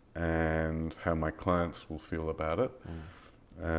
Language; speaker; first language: English; native; English